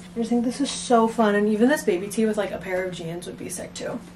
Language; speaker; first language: English; native; English